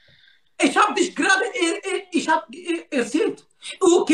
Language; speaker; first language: German; non-native, learner; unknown